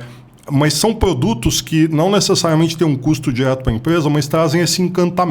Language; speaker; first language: Portuguese; native; Portuguese